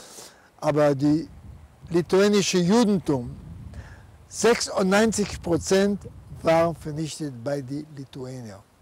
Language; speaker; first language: German; non-native, fluent; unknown